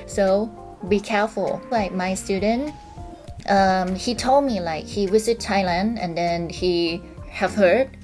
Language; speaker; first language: English; non-native, fluent; Thai